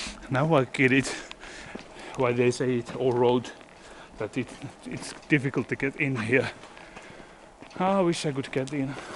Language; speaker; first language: English; non-native, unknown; Finnish